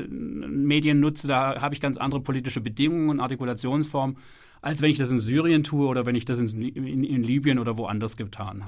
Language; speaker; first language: German; native; German